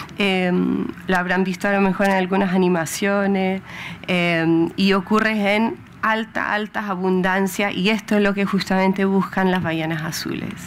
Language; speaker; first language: Spanish; non-native, fluent; English